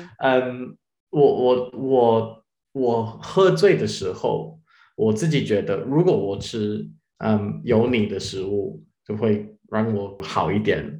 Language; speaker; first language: Chinese; non-native, learner; English